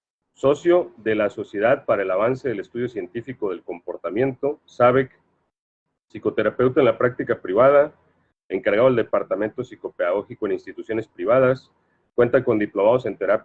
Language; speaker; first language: Spanish; native; Spanish